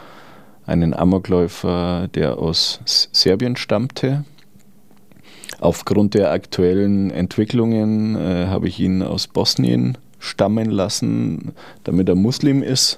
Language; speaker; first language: German; native; German